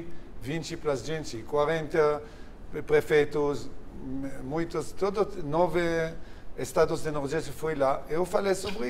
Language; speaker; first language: Portuguese; non-native, learner; Hebrew